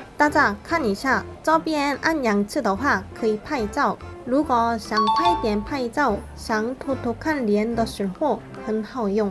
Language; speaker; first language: Chinese; non-native, fluent; Korean